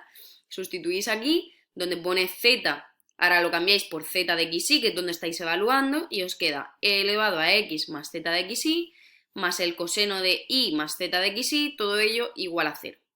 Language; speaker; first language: Spanish; native; Spanish